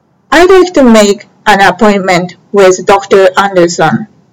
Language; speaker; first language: English; non-native, fluent; Japanese